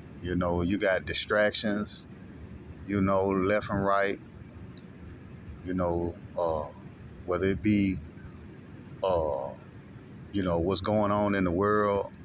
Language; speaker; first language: English; native; English